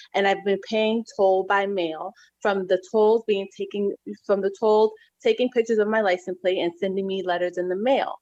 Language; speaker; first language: English; native; English